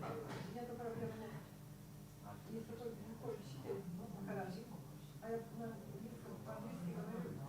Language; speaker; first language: Russian; non-native, local second language; Lithuanian